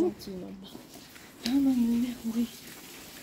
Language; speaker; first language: French; native; French